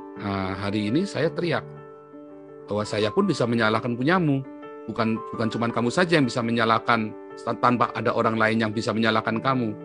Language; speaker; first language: Indonesian; native; Indonesian